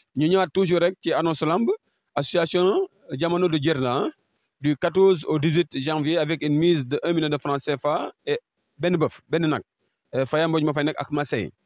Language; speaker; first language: French; non-native, local second language; Wolof